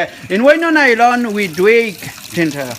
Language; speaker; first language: English; non-native, learner; Réunion Creole French